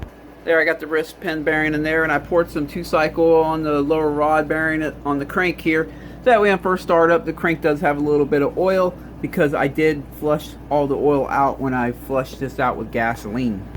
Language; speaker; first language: English; native; English